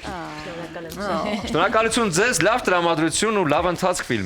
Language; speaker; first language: Armenian; native; Armenian